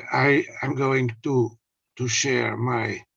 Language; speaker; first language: English; non-native, learner; Portuguese